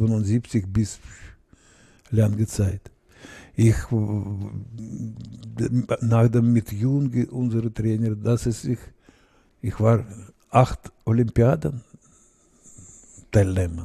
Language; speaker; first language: German; non-native, learner; Russian